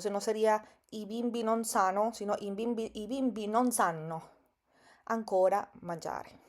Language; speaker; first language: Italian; non-native, fluent; Spanish